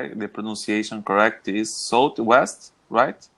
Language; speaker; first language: English; non-native, learner; Portuguese